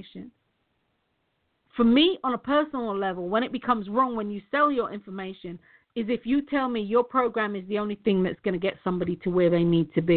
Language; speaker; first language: English; native; English